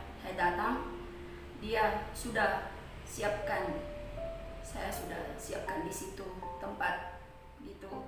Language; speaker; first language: Indonesian; non-native, fluent; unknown